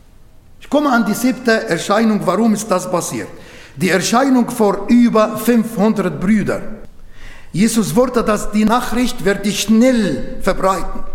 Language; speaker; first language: German; non-native, learner; Arabic